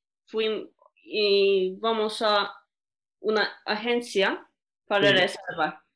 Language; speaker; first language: Spanish; non-native, learner; Turkish